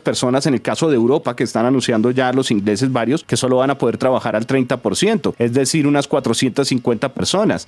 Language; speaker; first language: Spanish; native; Spanish